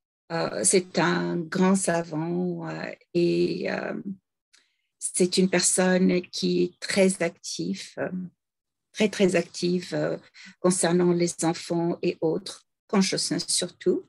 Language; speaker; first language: French; non-native, fluent; English